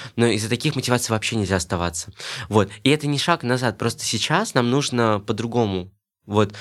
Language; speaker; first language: Russian; native; Russian